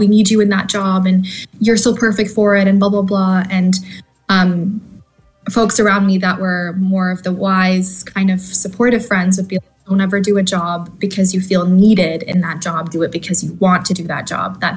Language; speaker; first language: English; native; English